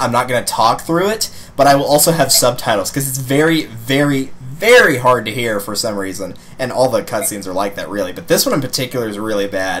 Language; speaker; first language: English; native; English